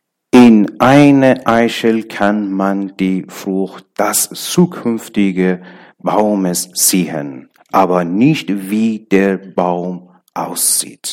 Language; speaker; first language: German; non-native, learner; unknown